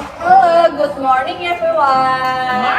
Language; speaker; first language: English; non-native, learner; Indonesian